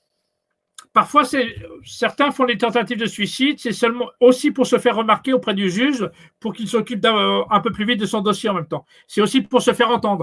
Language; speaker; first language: French; native; French